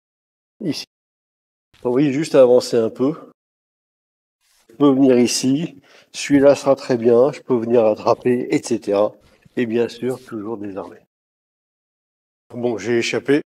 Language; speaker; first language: French; native; French